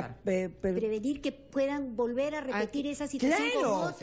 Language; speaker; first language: Spanish; native; Spanish